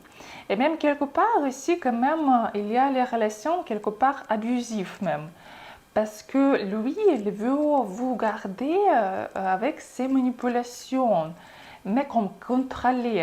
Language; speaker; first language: French; non-native, fluent; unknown